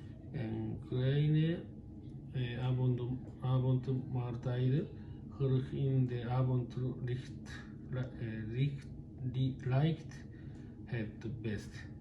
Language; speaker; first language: Dutch; non-native, learner; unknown